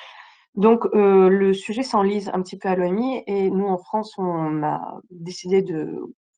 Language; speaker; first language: French; native; French